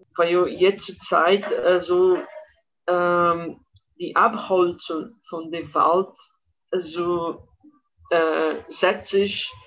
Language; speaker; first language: German; non-native, fluent; Portuguese